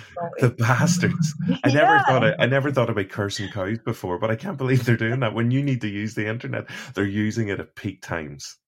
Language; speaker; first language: English; native; English